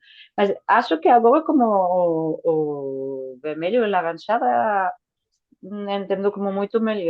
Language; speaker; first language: Portuguese; non-native, fluent; Spanish